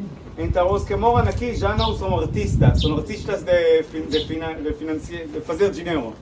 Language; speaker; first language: Portuguese; non-native, fluent; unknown